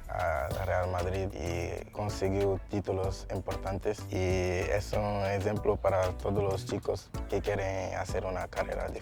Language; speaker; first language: Spanish; non-native, learner; Portuguese